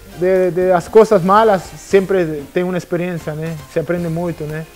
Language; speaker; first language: Portuguese; non-native, learner; Spanish